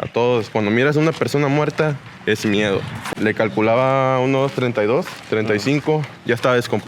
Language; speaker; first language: Spanish; native; Spanish